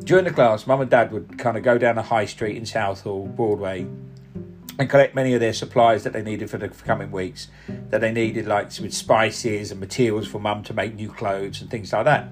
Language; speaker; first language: English; non-native, local second language; Punjabi